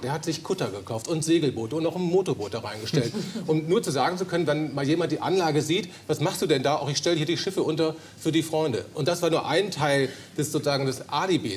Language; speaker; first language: German; native; German